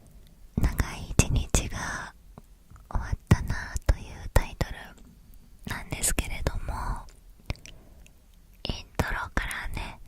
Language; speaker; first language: Japanese; native; Japanese